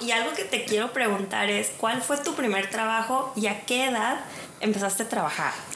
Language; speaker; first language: Spanish; early bilingual, heritage; Spanish